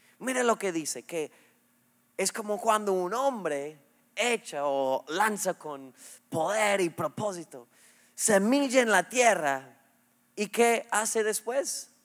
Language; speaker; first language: Spanish; non-native, fluent; English